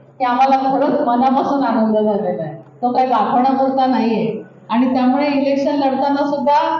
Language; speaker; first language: Marathi; native; Marathi